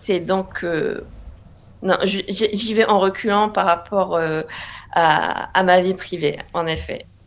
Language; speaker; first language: French; non-native, local second language; Arabic